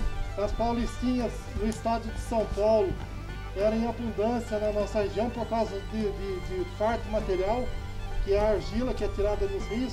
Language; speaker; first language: Portuguese; native; Portuguese